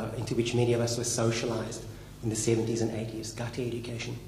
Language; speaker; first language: English; native; English